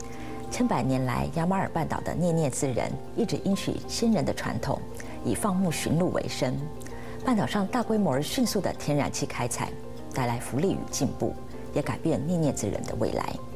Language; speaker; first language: Chinese; native; Chinese